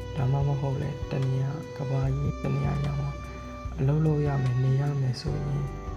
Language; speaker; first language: Burmese; native; Burmese